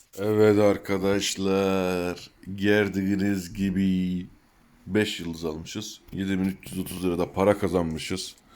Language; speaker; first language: Turkish; early bilingual, heritage; Turkish